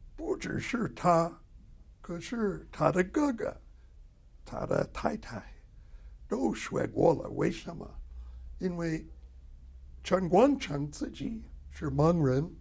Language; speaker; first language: Chinese; non-native, fluent; English